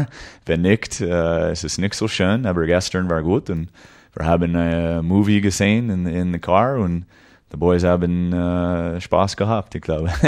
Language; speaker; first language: German; early bilingual, heritage; English